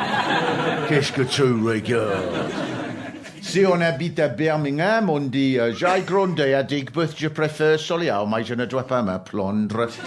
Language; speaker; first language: French; non-native, learner; English